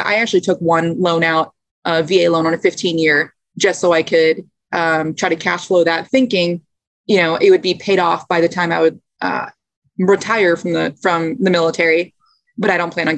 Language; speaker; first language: English; native; English